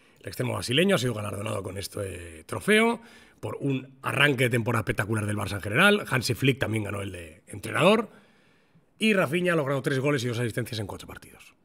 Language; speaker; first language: Spanish; native; Spanish